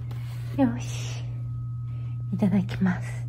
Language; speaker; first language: Japanese; native; Japanese